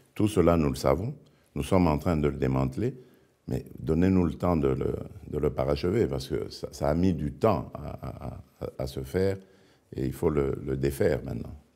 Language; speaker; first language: French; non-native, local second language; Lingala